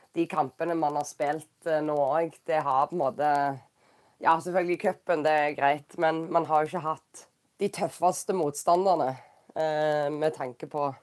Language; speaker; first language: Norwegian; native; Norwegian